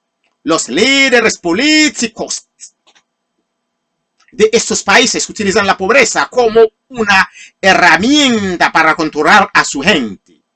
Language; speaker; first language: Spanish; non-native, fluent; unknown